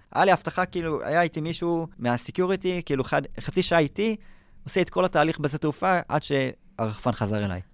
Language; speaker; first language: Hebrew; native; Hebrew